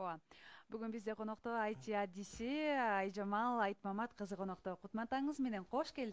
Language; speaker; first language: Kyrgyz; native; Kyrgyz